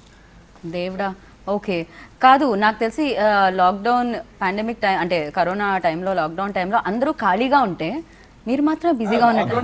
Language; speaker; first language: Telugu; native; Telugu